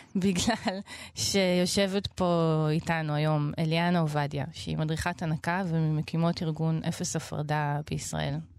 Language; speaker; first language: Hebrew; native; Hebrew